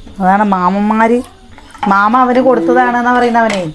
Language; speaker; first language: Malayalam; native; Malayalam